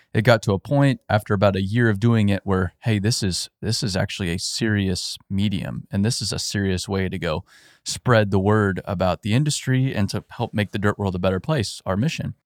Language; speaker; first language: English; native; English